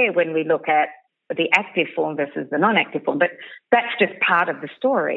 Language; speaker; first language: English; native; English